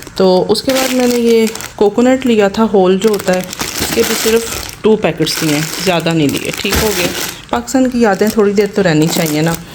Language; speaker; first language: Urdu; native; Urdu